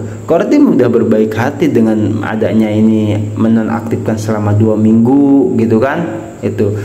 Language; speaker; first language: Indonesian; native; Indonesian